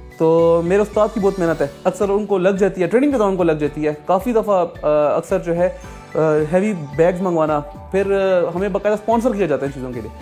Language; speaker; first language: Urdu; non-native, local second language; Pashto